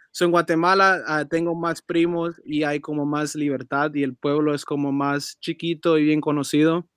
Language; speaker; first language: Spanish; early bilingual, heritage; Spanish